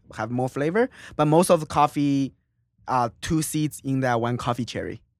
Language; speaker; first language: English; non-native, fluent; Chinese